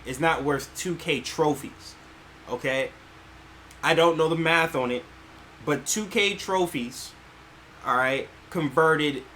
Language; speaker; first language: English; native; English